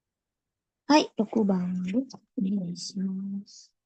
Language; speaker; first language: Japanese; non-native, learner; Indonesian